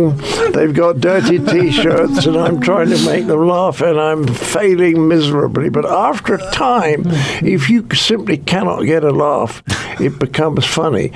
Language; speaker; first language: English; native; English